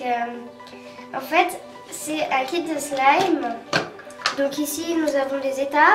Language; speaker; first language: French; native; French